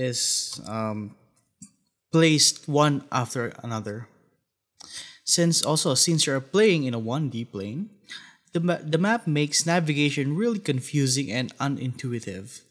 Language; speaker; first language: English; non-native, fluent; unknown